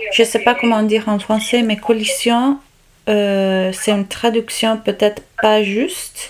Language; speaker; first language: French; non-native, local second language; Italian